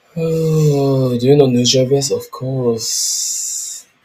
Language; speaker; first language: English; non-native, learner; Japanese